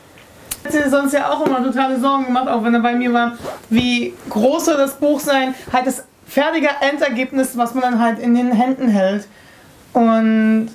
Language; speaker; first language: German; native; German